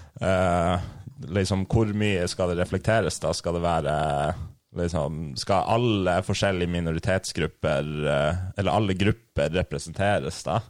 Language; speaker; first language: Norwegian; native; Norwegian